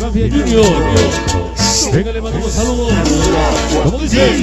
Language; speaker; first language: Spanish; native; Spanish